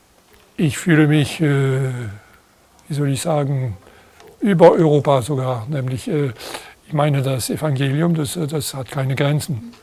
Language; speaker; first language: German; non-native, fluent; French